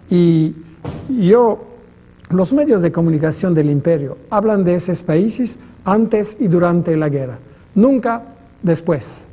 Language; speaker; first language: Spanish; non-native, fluent; French